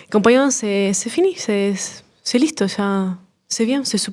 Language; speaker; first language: French; non-native, learner; Spanish